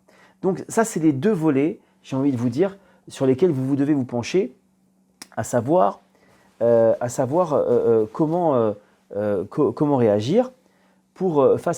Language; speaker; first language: French; native; French